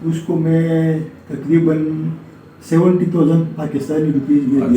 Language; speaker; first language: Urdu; non-native, local second language; Pashto